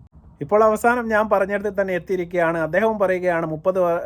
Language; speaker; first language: Malayalam; native; Malayalam